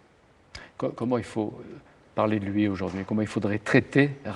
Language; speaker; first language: French; native; French